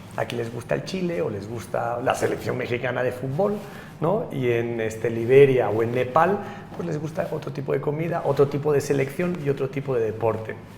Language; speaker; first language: Spanish; native; Spanish